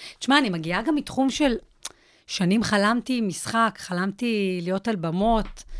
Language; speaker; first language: Hebrew; native; Hebrew